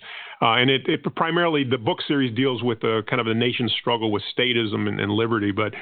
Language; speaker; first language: English; non-native, fluent; Spanish